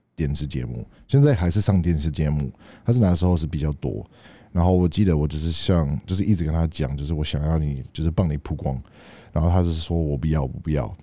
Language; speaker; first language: Chinese; native; Chinese